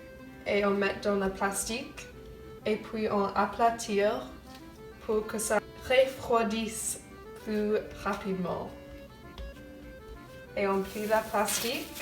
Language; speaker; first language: French; non-native, learner; English